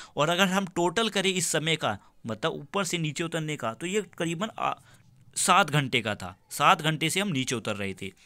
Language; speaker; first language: Hindi; native; Hindi